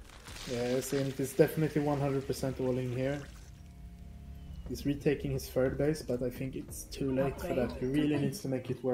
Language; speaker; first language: English; non-native, fluent; Swedish